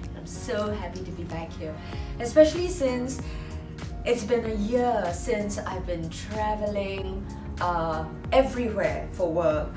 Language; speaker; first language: English; native; English